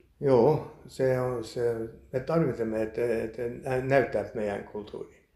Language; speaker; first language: Finnish; early bilingual, heritage; Finnish